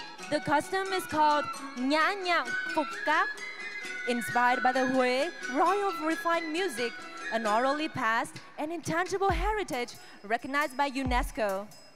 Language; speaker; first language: English; non-native, fluent; Vietnamese